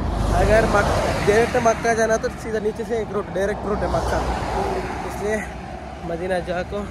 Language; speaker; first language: Hindi; non-native, local second language; Kannada